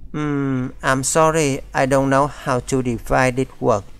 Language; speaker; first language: English; non-native, fluent; Vietnamese